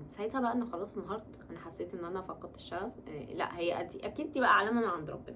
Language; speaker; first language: Arabic; native; Arabic